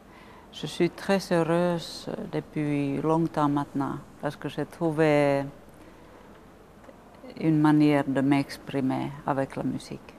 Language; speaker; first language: French; non-native, fluent; Finnish